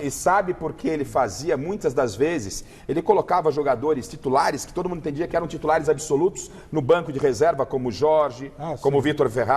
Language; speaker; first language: Portuguese; native; Portuguese